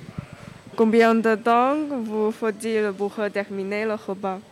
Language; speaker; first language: French; non-native, learner; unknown